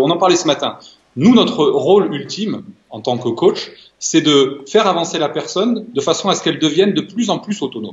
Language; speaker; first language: French; native; French